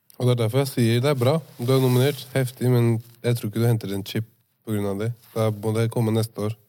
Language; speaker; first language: Norwegian; native; Norwegian